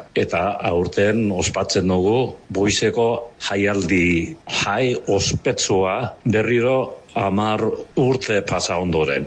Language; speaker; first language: Basque; early bilingual, heritage; Basque